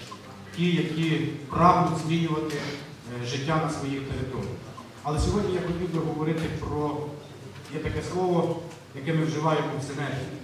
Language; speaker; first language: Ukrainian; native; Ukrainian